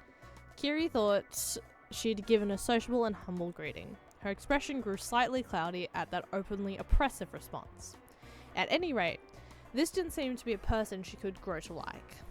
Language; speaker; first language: English; native; English